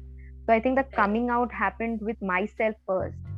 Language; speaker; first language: English; non-native, local second language; Bangla